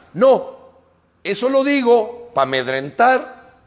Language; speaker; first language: Spanish; native; Spanish